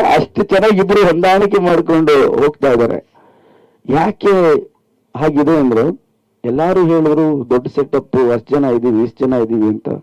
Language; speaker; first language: Kannada; native; Kannada